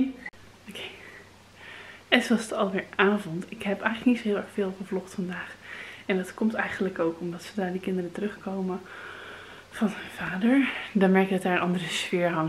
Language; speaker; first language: Dutch; native; Dutch